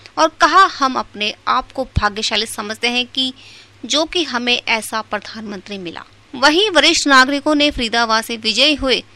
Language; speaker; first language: Hindi; native; Hindi